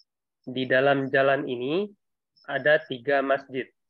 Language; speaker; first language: Indonesian; native; Indonesian